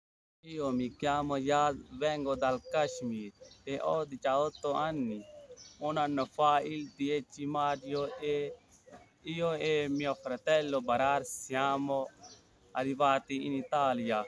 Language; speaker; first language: Italian; early bilingual, other home language; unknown